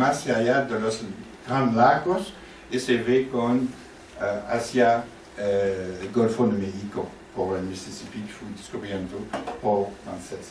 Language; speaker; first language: Spanish; non-native, learner; French